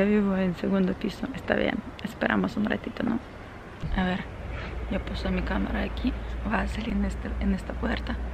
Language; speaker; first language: Spanish; non-native, fluent; Ukrainian